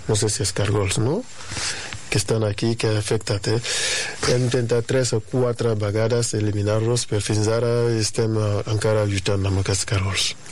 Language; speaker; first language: Catalan; non-native, fluent; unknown